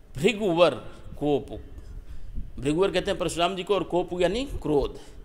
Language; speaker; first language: Hindi; native; Hindi